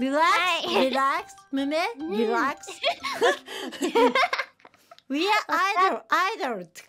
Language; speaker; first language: English; non-native, learner; Japanese